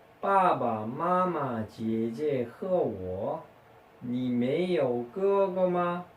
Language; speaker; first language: Chinese; non-native, fluent; Korean